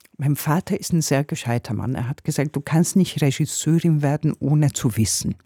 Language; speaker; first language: German; non-native, fluent; Hungarian